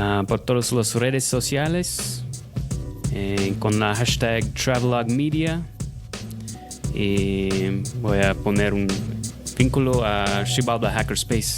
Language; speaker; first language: Spanish; non-native, fluent; English